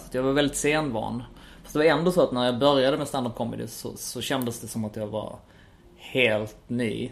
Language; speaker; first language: Swedish; native; Swedish